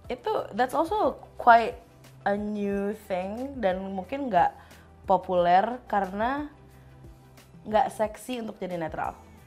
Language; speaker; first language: Indonesian; native; Indonesian